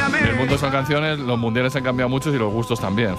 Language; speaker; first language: Spanish; native; Spanish